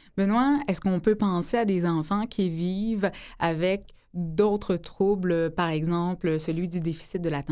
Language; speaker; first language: French; native; French